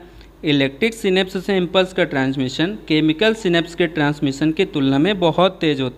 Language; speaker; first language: Hindi; native; Hindi